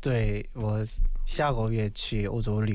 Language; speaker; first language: Chinese; non-native, learner; Korean